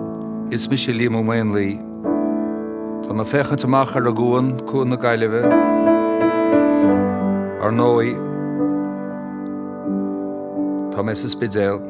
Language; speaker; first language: Irish; native; Irish